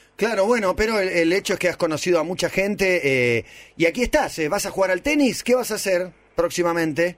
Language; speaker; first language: Spanish; native; Spanish